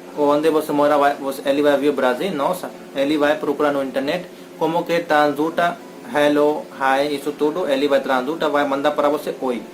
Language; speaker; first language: Portuguese; non-native, learner; Hindi